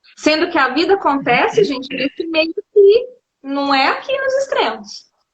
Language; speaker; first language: Portuguese; native; Portuguese